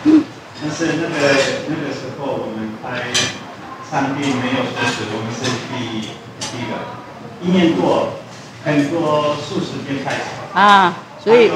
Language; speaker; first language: Chinese; non-native, learner; Spanish